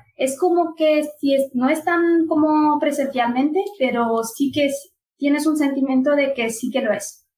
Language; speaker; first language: Spanish; non-native, fluent; Punjabi